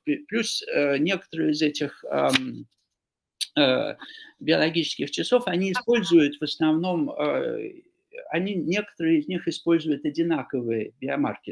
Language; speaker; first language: Russian; non-native, fluent; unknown